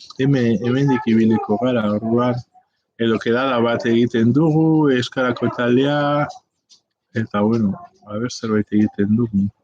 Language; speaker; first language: Basque; native; Basque